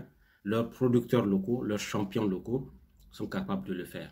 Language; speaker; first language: French; non-native, local second language; Hausa